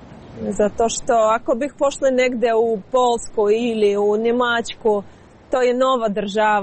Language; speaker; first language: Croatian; non-native, learner; Ukrainian